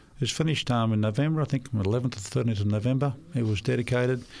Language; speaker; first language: English; non-native, local second language; Russian